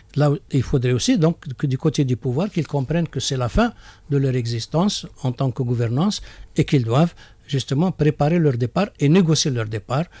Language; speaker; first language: French; non-native, local second language; Arabic